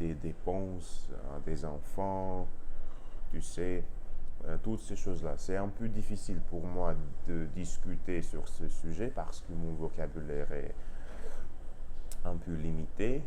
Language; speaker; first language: French; non-native, learner; Russian